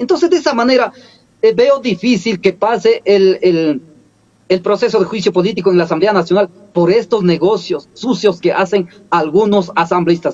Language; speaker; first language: Spanish; native; Spanish